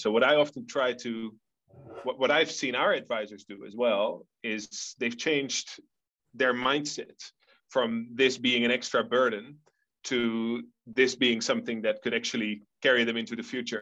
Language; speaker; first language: English; non-native, fluent; Dutch